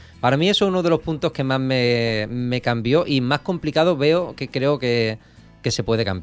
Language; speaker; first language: Spanish; native; Spanish